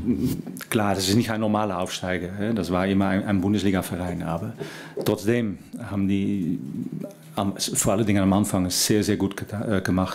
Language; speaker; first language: German; non-native, fluent; Dutch